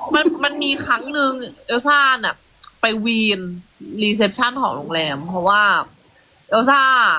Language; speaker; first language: Thai; native; Thai